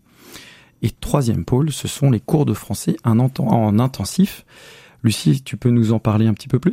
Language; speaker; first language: French; native; French